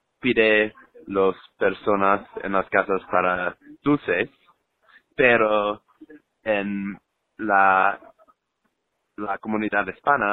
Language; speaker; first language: Spanish; non-native, learner; English